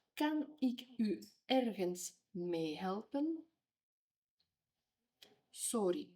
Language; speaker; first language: Dutch; non-native, fluent; Ukrainian